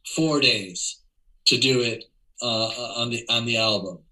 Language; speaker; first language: English; native; English